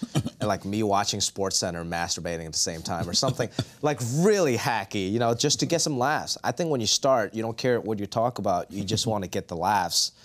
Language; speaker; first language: English; non-native, local second language; Cantonese